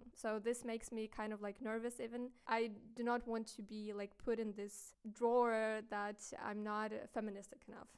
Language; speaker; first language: English; non-native, fluent; Ukrainian